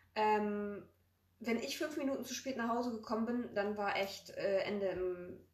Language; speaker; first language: German; early bilingual, other home language; Polish